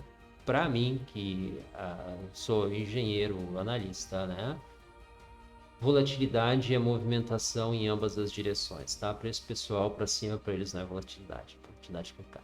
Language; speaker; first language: Portuguese; native; Portuguese